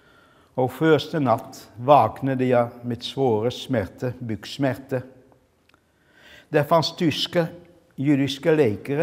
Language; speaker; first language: Swedish; non-native, fluent; Dutch